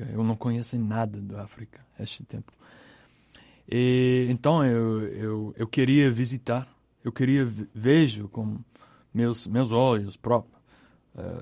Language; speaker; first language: Portuguese; non-native, learner; English